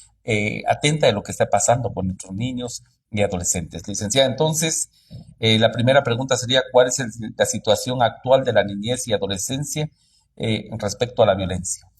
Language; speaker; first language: Spanish; native; Spanish